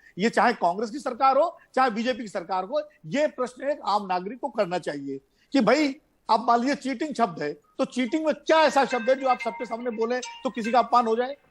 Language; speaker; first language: Hindi; native; Hindi